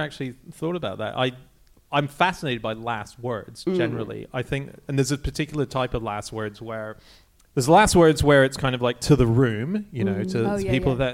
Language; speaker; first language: English; native; English